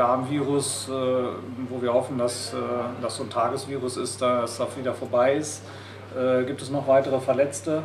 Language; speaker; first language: German; native; German